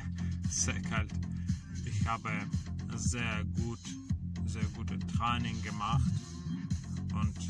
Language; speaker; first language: German; non-native, learner; Russian